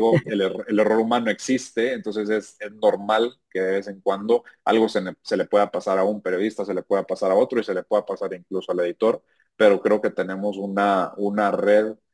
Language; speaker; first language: Spanish; native; Spanish